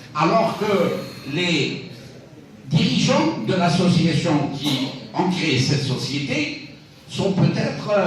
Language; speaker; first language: French; non-native, local second language; Arabic